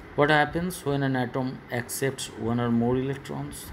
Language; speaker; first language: English; non-native, local second language; Bangla